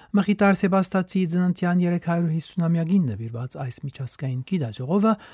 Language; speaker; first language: Armenian; native; Armenian